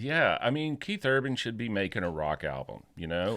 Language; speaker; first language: English; native; English